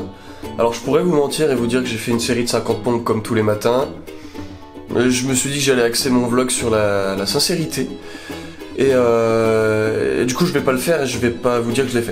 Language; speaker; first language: French; native; French